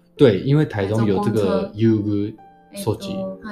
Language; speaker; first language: Chinese; native; Chinese